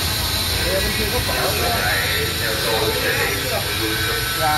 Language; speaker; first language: Vietnamese; native; Vietnamese